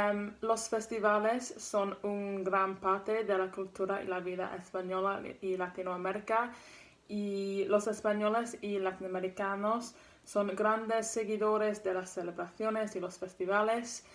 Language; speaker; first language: Spanish; non-native, learner; English